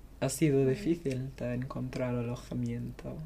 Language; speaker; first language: Spanish; non-native, learner; English